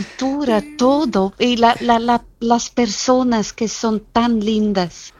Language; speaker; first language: Spanish; non-native, fluent; German